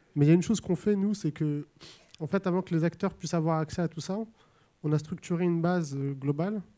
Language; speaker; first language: French; native; French